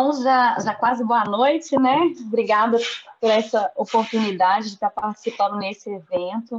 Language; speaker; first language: Portuguese; native; Portuguese